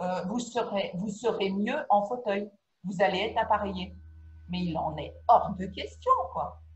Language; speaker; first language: French; native; French